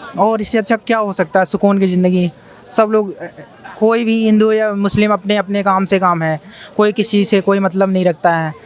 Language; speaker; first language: Hindi; native; Hindi